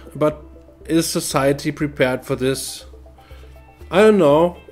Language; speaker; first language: English; non-native, fluent; German